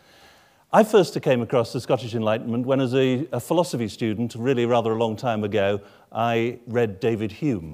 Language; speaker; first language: English; native; English